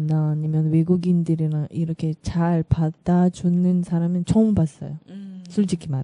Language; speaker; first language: Korean; non-native, learner; Russian